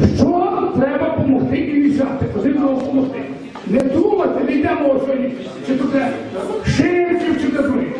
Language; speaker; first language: Ukrainian; native; Ukrainian